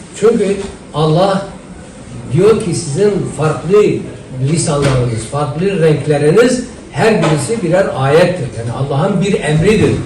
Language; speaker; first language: Turkish; non-native, local second language; Zaza